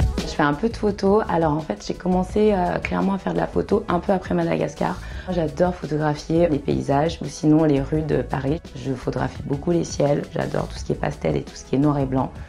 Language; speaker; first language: French; early bilingual, other home language; Kinyarwanda